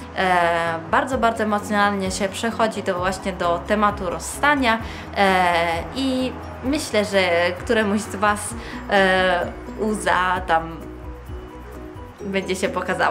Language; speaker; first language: Polish; early bilingual, heritage; Polish